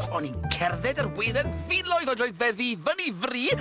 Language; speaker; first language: Welsh; native; Welsh